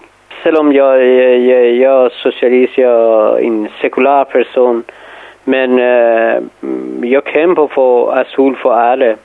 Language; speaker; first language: Danish; non-native, fluent; Persian